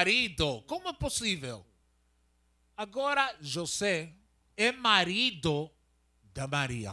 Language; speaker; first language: Portuguese; non-native, learner; Spanish